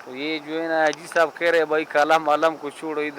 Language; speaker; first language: Hindi; non-native, local second language; Pashto